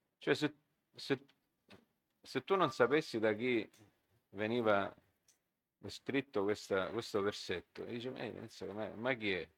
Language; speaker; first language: Italian; early bilingual, heritage; Italian